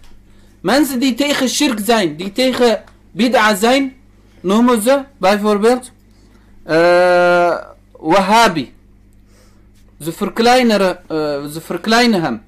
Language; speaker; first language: Dutch; early bilingual, other home language; Turkish